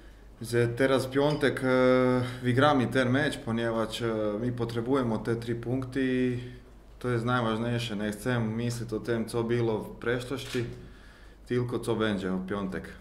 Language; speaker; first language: Polish; non-native, learner; Croatian